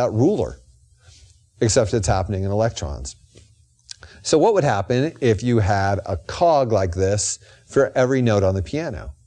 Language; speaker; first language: English; native; English